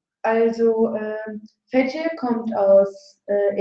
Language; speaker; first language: German; non-native, learner; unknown